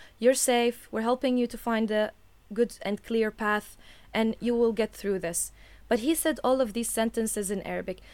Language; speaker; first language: English; non-native, fluent; Arabic